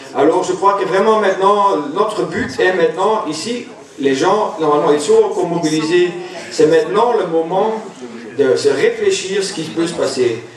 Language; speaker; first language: French; non-native, local second language; German